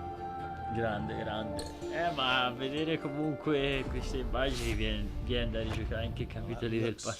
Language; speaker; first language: Italian; native; Italian